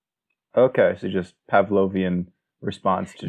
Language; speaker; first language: English; native; English